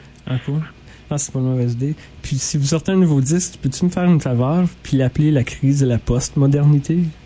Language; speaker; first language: French; native; French